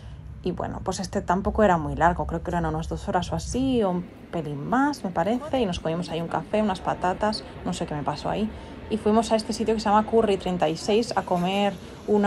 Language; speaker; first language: Spanish; native; Spanish